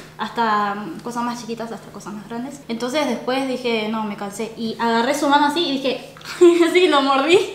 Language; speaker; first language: Spanish; early bilingual, other home language; Korean